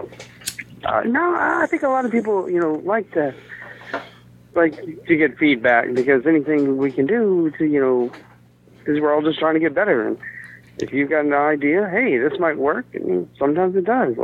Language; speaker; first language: English; native; English